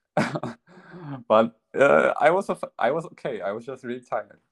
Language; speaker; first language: English; non-native, fluent; German